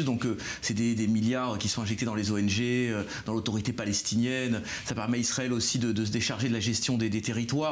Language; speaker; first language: French; native; French